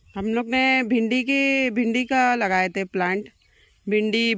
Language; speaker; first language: Hindi; native; Hindi